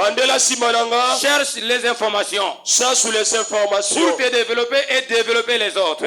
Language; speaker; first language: French; non-native, local second language; Lingala